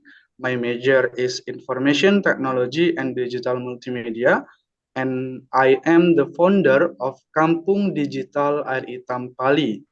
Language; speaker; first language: English; non-native, learner; Indonesian